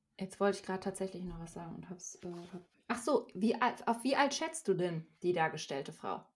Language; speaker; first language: German; native; German